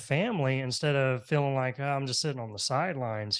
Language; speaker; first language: English; native; English